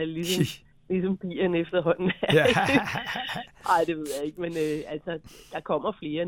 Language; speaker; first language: Danish; native; Danish